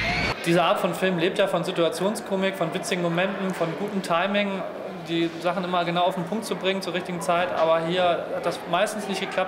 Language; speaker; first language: German; native; German